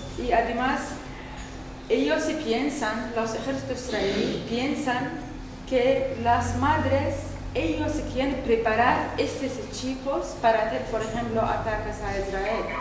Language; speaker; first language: Spanish; non-native, learner; Arabic